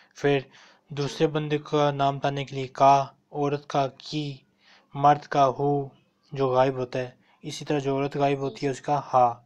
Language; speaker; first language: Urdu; non-native, local second language; Punjabi